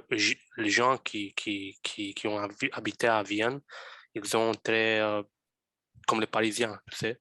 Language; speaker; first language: French; non-native, fluent; Romanian